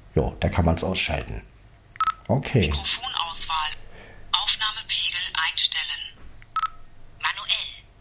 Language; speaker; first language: German; native; German